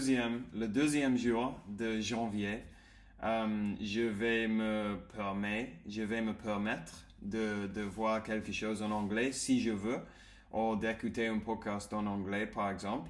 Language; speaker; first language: French; non-native, learner; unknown